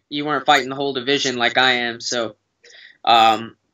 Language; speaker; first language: English; native; English